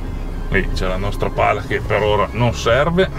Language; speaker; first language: Italian; native; Italian